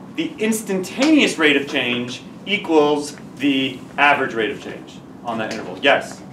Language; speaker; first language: English; native; English